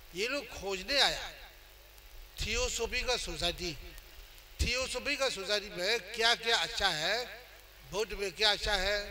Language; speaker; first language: Hindi; non-native, fluent; Burmese